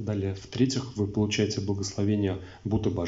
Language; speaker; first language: Russian; native; Russian